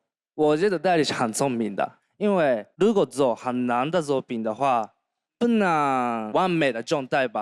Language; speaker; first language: Chinese; non-native, learner; Korean